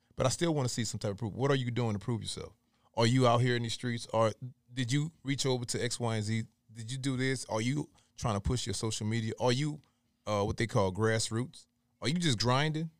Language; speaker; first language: English; native; English